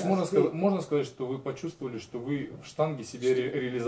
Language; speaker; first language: Russian; native; Russian